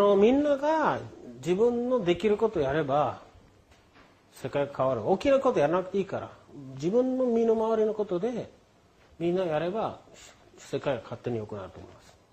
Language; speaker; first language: Japanese; non-native, fluent; English